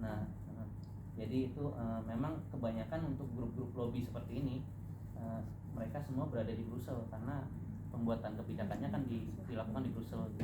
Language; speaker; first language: Indonesian; native; Indonesian